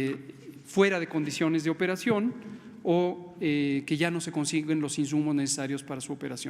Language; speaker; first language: Spanish; native; Spanish